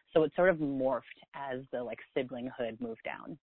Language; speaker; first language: English; native; English